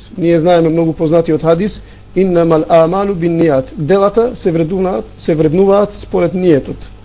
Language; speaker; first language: Macedonian; non-native, local second language; Albanian